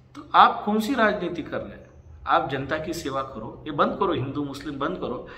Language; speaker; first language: Hindi; non-native, local second language; Marathi